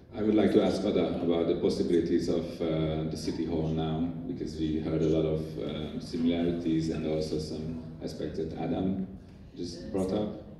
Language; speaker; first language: English; non-native, fluent; Hungarian